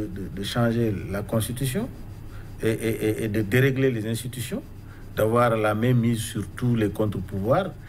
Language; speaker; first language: French; non-native, local second language; Wolof